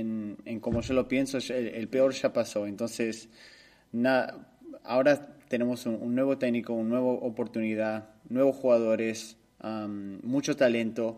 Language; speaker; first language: Spanish; early bilingual, heritage; Spanish